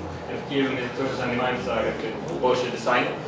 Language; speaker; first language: Russian; non-native, learner; Swedish